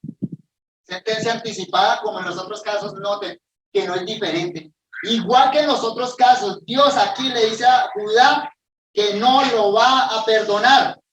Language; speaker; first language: Spanish; native; Spanish